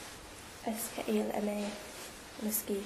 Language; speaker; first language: French; non-native, learner; English